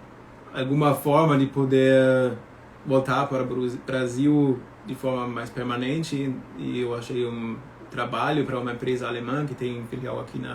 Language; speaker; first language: Portuguese; non-native, fluent; German